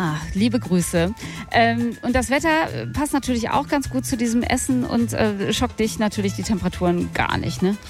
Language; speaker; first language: German; native; German